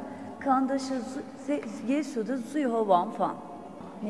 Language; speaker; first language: Chinese; non-native, fluent; Turkish